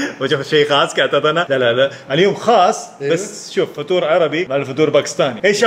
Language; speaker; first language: Arabic; non-native, learner; Urdu